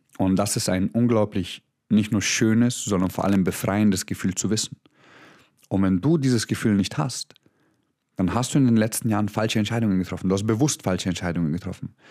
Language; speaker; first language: German; early bilingual, other home language; Croatian